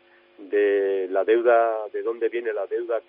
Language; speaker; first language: Spanish; native; Spanish